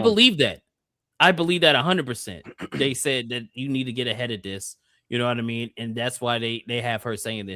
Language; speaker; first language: English; native; English